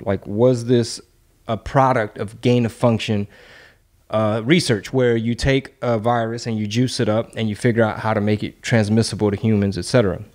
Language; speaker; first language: English; early bilingual, other home language; Spanish